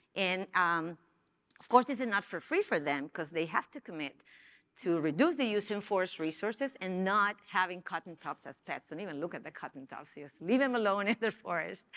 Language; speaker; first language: English; non-native, fluent; Spanish